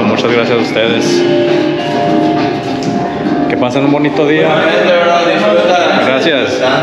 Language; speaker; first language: Spanish; early bilingual, heritage; Spanish